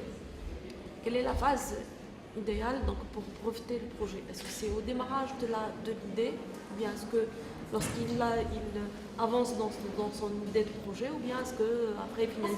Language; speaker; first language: French; non-native, local second language; Arabic